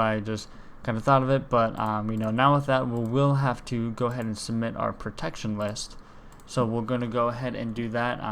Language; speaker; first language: English; native; English